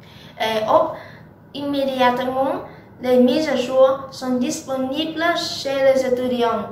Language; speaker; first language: French; non-native, learner; Vietnamese